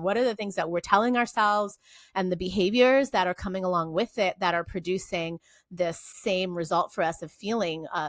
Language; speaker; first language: English; native; English